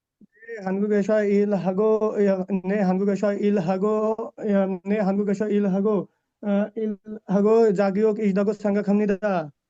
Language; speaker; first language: Korean; non-native, learner; Bangla